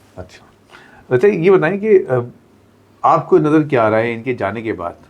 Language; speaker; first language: Urdu; native; Urdu